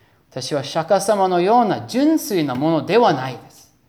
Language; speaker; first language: Japanese; non-native, fluent; English